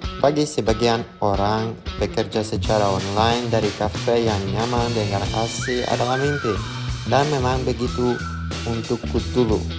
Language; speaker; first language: Indonesian; non-native, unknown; Russian